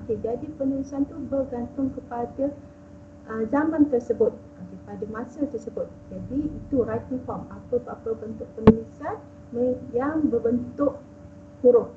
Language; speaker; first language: Malay; native; Malay